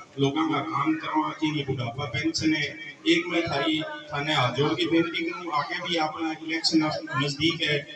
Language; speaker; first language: Hindi; native; Hindi